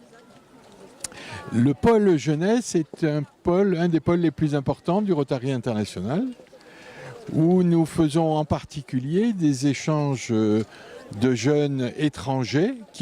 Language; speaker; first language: French; native; French